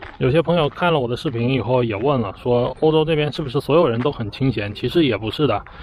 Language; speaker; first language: Chinese; native; Chinese